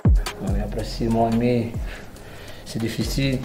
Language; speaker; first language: French; non-native, learner; Portuguese